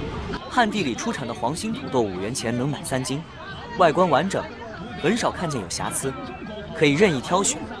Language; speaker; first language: Chinese; native; Chinese